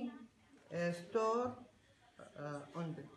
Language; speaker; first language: Swedish; non-native, learner; Arabic